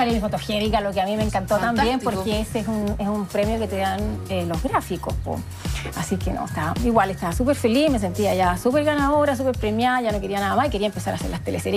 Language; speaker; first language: Spanish; native; Spanish